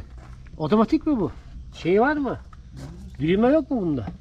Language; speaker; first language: Turkish; native; Turkish